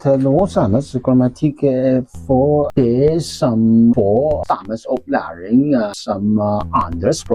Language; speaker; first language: Norwegian; non-native, learner; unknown